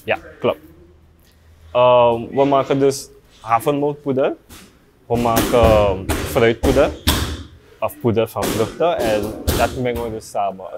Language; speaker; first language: Dutch; native; Dutch